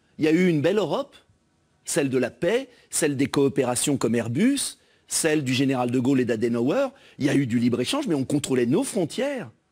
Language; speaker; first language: French; native; French